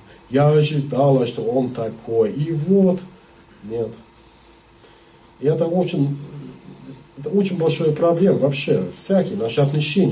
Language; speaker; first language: Russian; non-native, learner; English